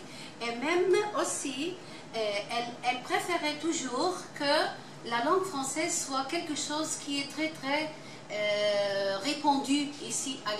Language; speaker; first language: French; non-native, fluent; Arabic